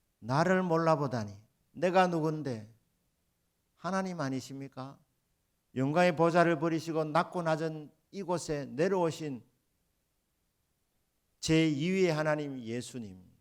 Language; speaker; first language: Korean; native; Korean